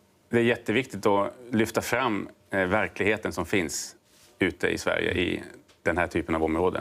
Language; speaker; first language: Swedish; native; Swedish